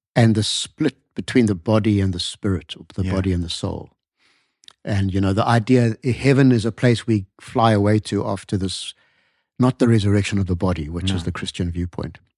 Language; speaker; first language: English; native; English